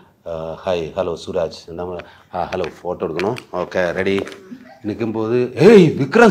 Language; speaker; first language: Tamil; non-native, learner; Malayalam